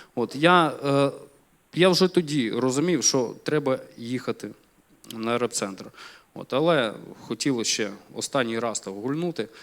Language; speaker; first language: Ukrainian; non-native, local second language; Russian